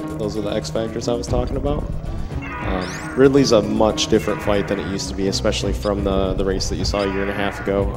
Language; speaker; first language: English; native; English